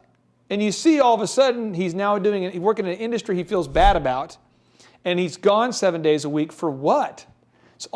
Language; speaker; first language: English; native; English